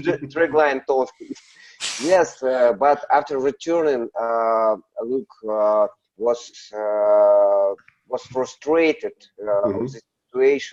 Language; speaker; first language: English; non-native, learner; Russian